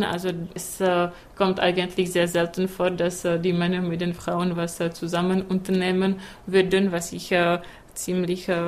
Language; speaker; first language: German; non-native, fluent; Czech